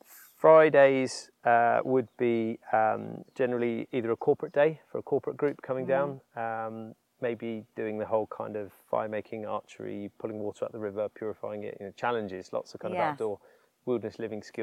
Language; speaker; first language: English; native; English